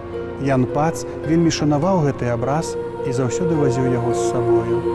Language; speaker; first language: Belarusian; native; Belarusian